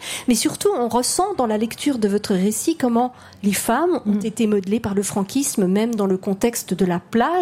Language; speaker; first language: French; native; French